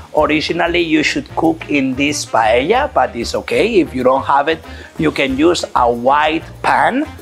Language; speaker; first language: English; non-native, fluent; Catalan